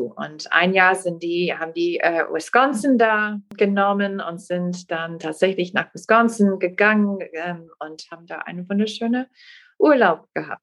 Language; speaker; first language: German; non-native, fluent; English